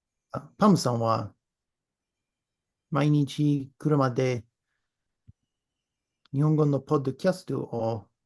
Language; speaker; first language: Japanese; non-native, learner; English